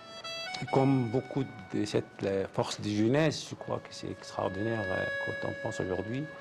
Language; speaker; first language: French; non-native, fluent; Arabic